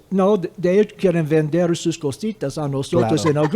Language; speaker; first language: Spanish; non-native, fluent; English